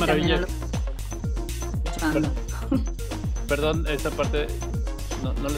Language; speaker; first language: Spanish; native; Spanish